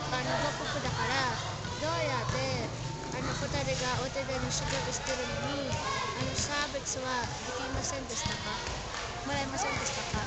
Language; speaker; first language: Japanese; non-native, learner; Filipino